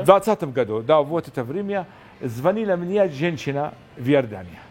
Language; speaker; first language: Russian; non-native, learner; Arabic